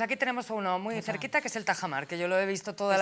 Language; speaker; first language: Spanish; native; Spanish